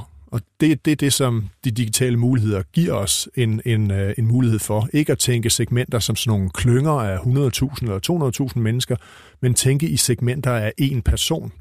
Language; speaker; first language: Danish; native; Danish